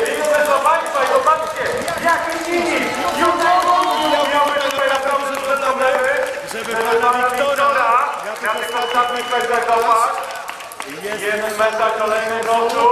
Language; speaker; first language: Polish; native; Polish